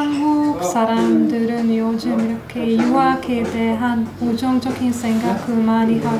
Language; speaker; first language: Korean; non-native, fluent; Hungarian